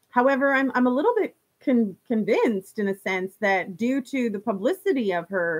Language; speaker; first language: English; native; English